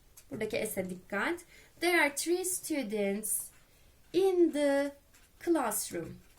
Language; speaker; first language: English; non-native, fluent; Turkish